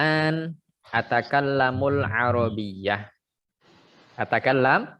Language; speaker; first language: Arabic; non-native, fluent; Indonesian